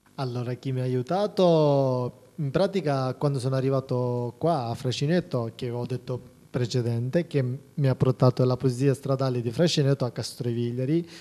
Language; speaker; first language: Italian; non-native, fluent; Persian